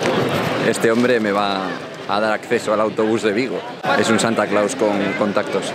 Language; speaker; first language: Spanish; native; Spanish